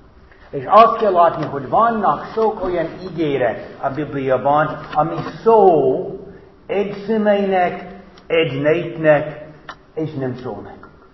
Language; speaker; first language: Hungarian; non-native, fluent; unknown